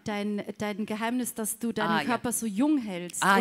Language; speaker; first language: German; native; German